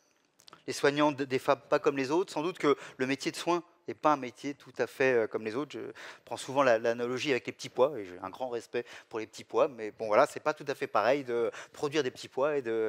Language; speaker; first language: French; native; French